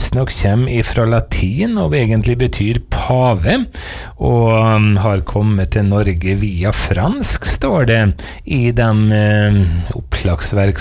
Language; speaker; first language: Norwegian; native; Norwegian